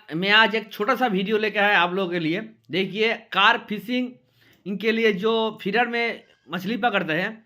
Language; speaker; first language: Hindi; non-native, local second language; Bangla